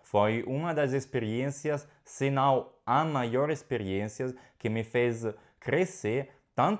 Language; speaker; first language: Portuguese; non-native, fluent; Italian